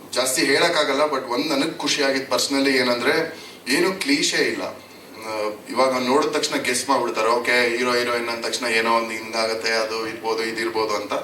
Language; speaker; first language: Kannada; native; Kannada